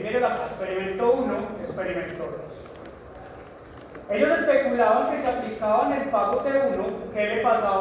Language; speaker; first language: Spanish; native; Spanish